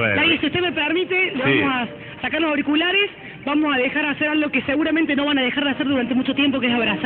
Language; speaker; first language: Spanish; native; Spanish